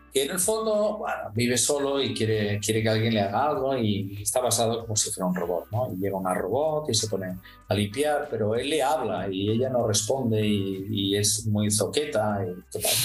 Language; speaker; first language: Spanish; native; Spanish